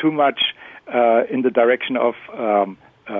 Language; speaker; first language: English; non-native, fluent; German